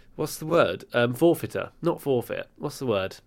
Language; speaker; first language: English; native; English